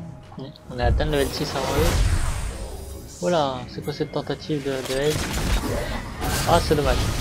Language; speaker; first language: French; native; French